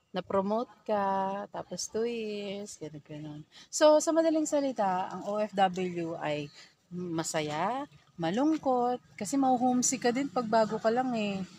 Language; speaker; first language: Filipino; native; Filipino